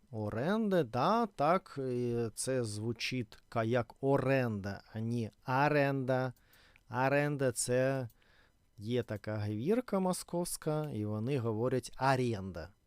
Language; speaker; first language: Ukrainian; non-native, learner; Russian